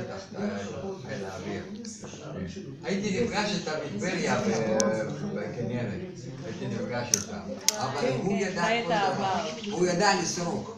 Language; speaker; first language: Hebrew; non-native, fluent; Arabic